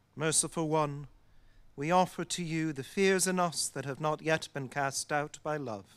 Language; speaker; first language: English; native; English